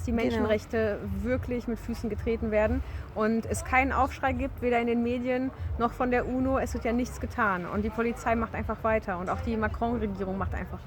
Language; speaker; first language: German; native; German